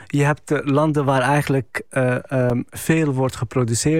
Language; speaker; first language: Dutch; non-native, fluent; Arabic